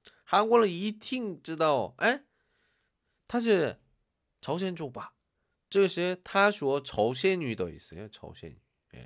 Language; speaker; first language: Chinese; non-native, learner; Korean